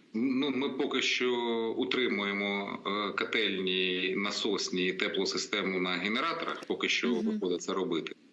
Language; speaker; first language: Ukrainian; non-native, local second language; Russian